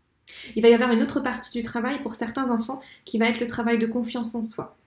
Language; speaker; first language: French; native; French